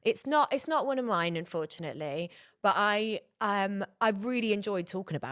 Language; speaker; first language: English; native; English